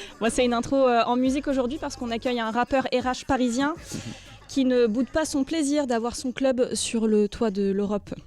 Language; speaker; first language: French; native; French